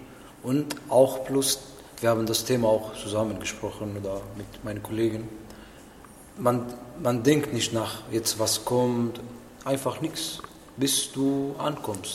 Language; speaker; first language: German; non-native, learner; Arabic